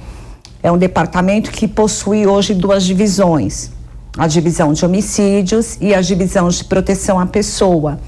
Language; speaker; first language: Portuguese; native; Portuguese